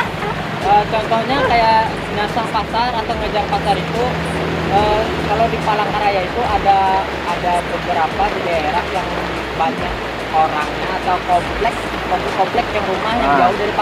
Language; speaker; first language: Indonesian; native; Indonesian